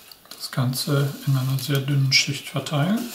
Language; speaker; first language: German; native; German